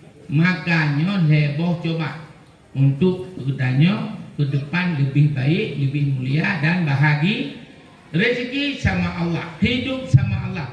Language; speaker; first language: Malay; non-native, local second language; Achinese